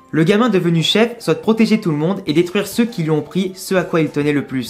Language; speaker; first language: French; native; French